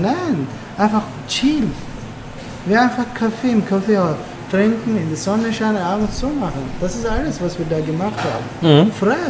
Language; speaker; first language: German; non-native, learner; Turkish